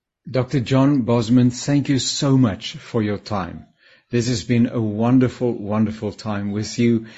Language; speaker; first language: English; non-native, local second language; Afrikaans